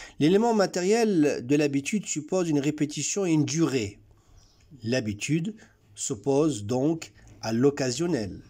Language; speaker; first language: French; non-native, local second language; Arabic